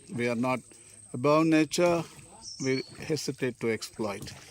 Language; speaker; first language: English; non-native, local second language; Tamil